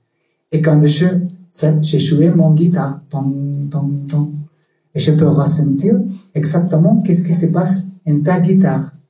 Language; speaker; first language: French; non-native, learner; Spanish